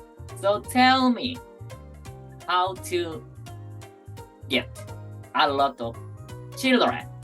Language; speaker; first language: English; non-native, learner; Japanese